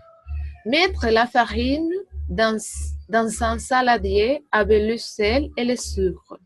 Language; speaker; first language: French; non-native, learner; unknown